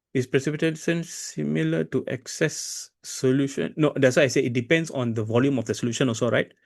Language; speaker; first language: English; non-native, local second language; Malay